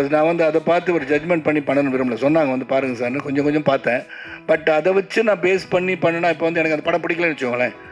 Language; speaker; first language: Tamil; native; Tamil